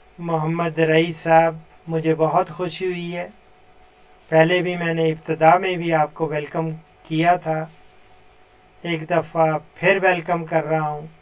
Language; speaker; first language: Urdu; non-native, local second language; Punjabi